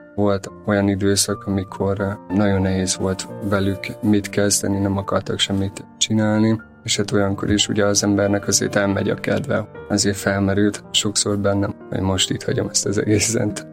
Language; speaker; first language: Hungarian; native; Hungarian